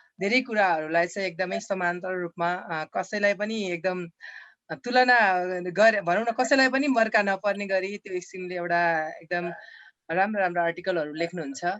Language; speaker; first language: Nepali; native; Nepali